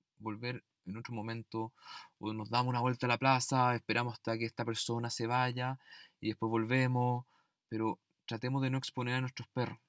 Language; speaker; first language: Spanish; native; Spanish